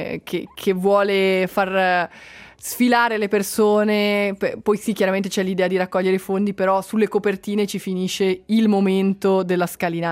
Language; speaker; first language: Italian; native; Italian